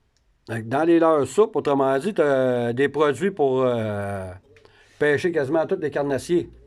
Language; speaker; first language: French; native; French